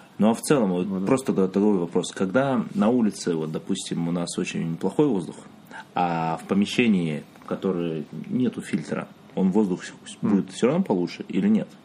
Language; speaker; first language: Russian; native; Russian